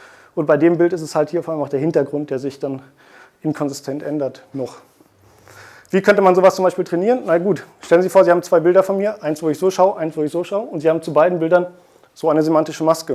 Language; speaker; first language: German; native; German